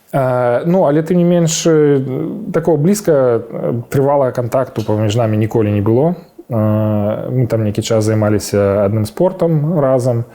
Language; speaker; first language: Belarusian; native; Belarusian